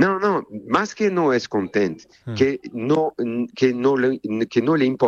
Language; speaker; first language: Spanish; non-native, fluent; Italian